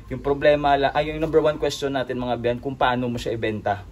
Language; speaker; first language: Filipino; non-native, local second language; Cebuano